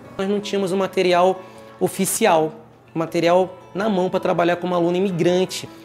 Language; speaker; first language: Portuguese; native; Portuguese